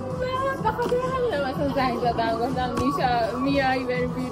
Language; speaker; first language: Persian; native; Persian